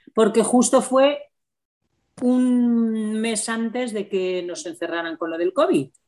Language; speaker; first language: Spanish; native; Spanish